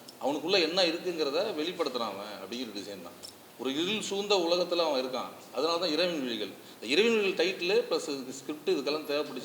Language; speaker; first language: Tamil; native; Tamil